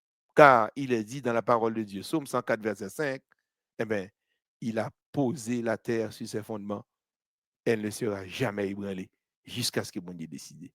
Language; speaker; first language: French; non-native, local second language; Haitian Creole